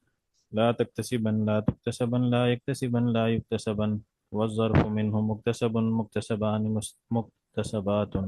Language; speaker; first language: Arabic; non-native, learner; Urdu